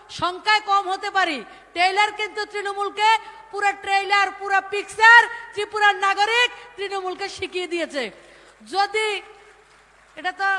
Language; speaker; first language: Bangla; native; Bangla